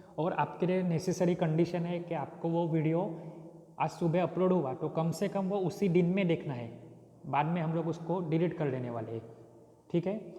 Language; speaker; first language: Hindi; non-native, local second language; Marathi